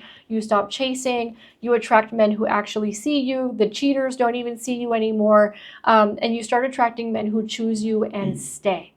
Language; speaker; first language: English; native; English